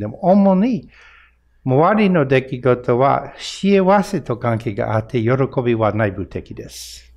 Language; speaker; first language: Japanese; non-native, fluent; English